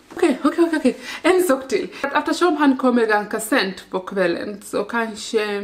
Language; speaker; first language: Swedish; non-native, learner; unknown